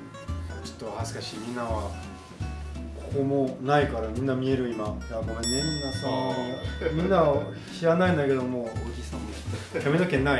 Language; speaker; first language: Japanese; non-native, learner; French